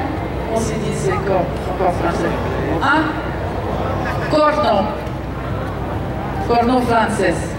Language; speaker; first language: Spanish; non-native, learner; French